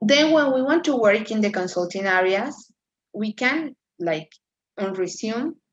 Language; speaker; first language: English; non-native, fluent; Spanish